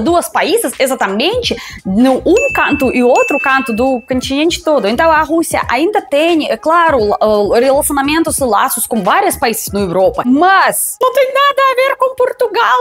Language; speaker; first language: Portuguese; non-native, fluent; Russian